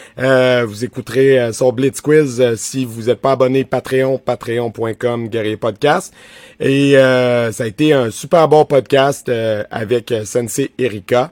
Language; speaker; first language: French; native; French